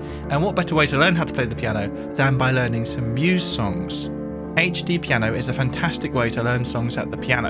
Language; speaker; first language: English; native; English